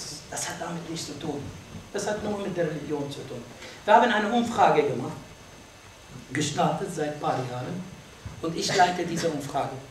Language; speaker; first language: German; non-native, fluent; Arabic